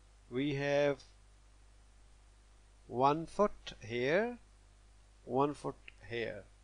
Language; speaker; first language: English; non-native, local second language; Pashto